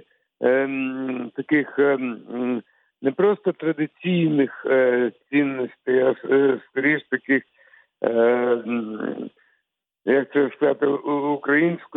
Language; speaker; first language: Ukrainian; non-native, local second language; Russian